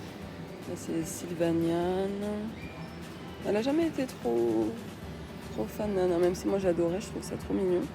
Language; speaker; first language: French; native; French